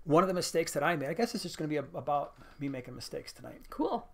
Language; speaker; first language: English; native; English